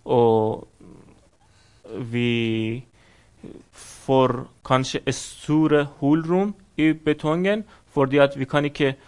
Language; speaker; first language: Norwegian; non-native, fluent; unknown